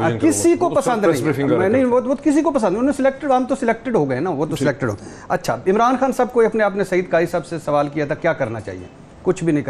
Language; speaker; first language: Urdu; native; Urdu